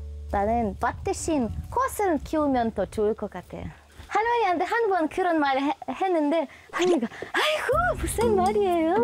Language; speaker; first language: Korean; non-native, learner; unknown